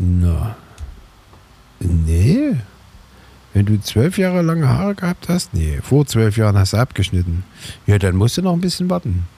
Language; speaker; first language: German; native; German